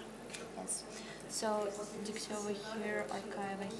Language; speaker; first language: English; non-native, learner; Russian